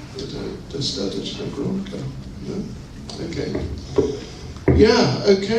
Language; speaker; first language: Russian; non-native, learner; English